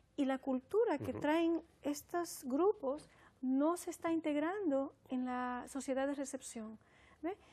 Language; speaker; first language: Spanish; early bilingual, heritage; Spanish